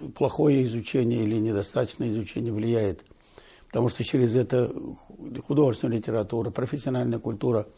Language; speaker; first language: Russian; non-native, local second language; Tatar